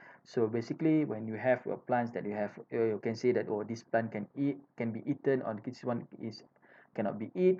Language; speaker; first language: English; non-native, fluent; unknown